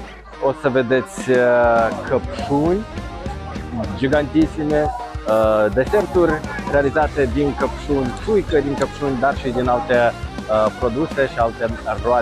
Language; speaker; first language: Romanian; native; Romanian